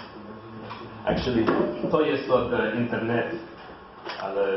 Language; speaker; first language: Polish; non-native, learner; English